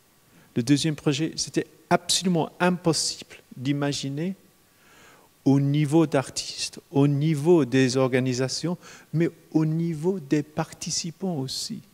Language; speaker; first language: French; non-native, fluent; English